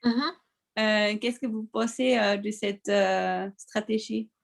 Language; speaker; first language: French; non-native, local second language; German